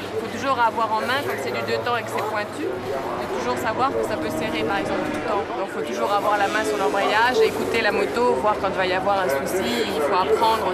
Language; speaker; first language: French; native; French